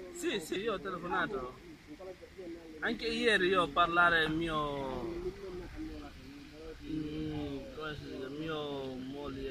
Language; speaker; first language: Italian; non-native, learner; Wolof